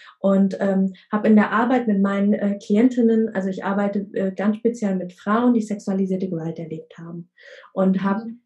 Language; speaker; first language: German; early bilingual, other home language; Vietnamese